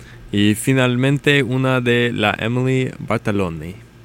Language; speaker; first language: Spanish; non-native, learner; English